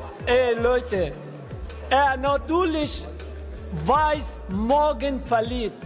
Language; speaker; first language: German; non-native, learner; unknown